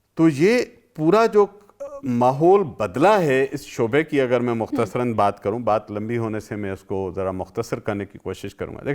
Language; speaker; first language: Urdu; non-native, local second language; Sindhi